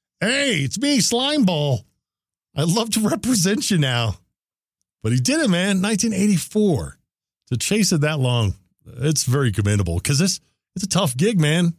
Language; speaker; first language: English; native; English